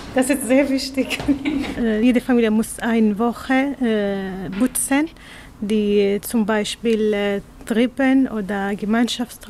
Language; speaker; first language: German; non-native, learner; Arabic